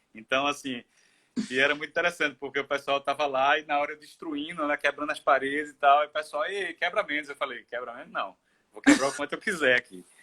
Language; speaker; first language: Portuguese; native; Portuguese